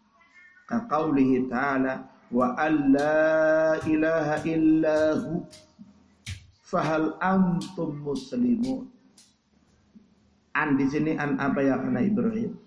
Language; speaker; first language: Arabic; non-native, fluent; Indonesian